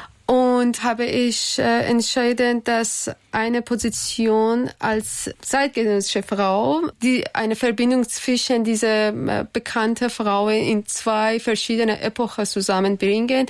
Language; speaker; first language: German; non-native, fluent; Persian